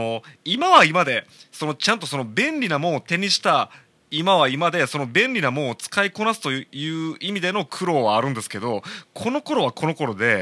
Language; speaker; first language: Japanese; native; Japanese